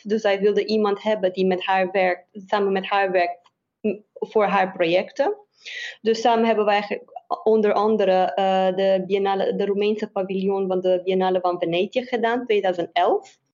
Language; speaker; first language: Dutch; non-native, fluent; Romanian